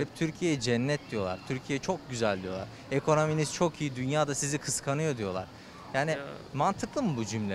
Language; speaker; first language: Turkish; native; Turkish